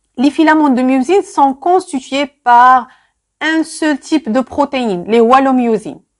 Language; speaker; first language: French; non-native, local second language; Arabic